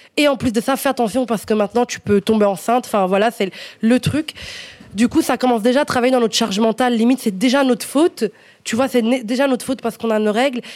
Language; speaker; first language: French; non-native, fluent; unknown